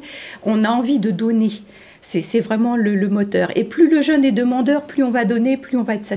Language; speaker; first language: French; native; French